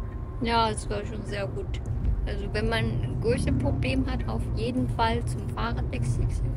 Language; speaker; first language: German; non-native, learner; Korean